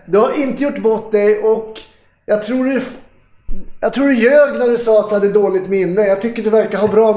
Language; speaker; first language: Swedish; native; Swedish